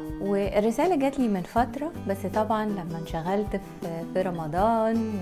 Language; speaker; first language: Arabic; native; Arabic